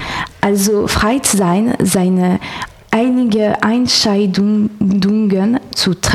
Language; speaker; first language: German; non-native, learner; French